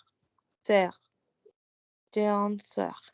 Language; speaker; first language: French; non-native, learner; Spanish